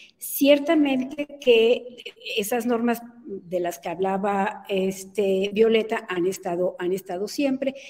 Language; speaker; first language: Spanish; native; Spanish